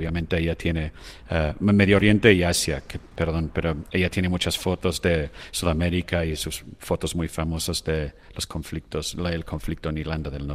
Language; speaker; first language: Spanish; non-native, fluent; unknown